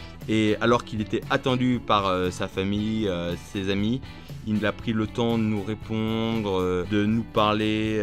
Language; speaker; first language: French; native; French